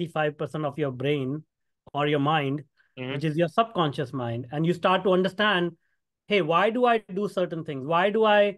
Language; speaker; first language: English; non-native, local second language; Hindi